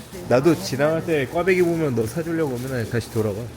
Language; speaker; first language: Korean; native; Korean